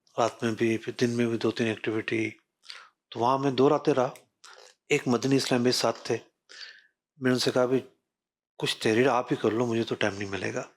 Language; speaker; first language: Urdu; non-native, local second language; Sindhi